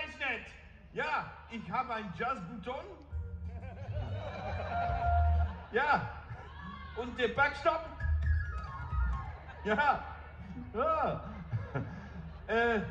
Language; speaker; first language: German; non-native, learner; English